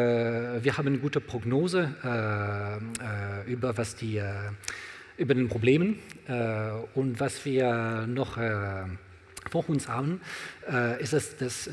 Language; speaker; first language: German; non-native, learner; French